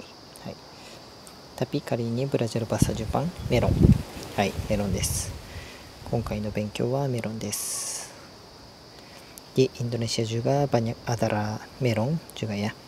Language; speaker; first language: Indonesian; non-native, fluent; Japanese